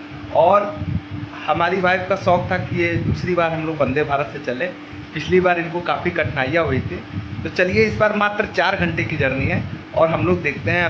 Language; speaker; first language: Hindi; native; Hindi